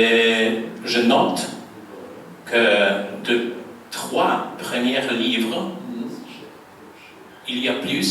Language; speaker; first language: French; non-native, fluent; Polish